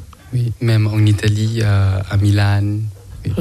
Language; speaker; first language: French; non-native, learner; Thai